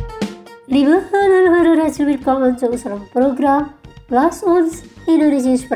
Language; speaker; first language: German; non-native, fluent; Indonesian